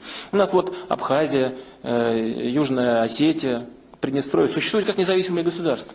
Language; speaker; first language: Russian; native; Russian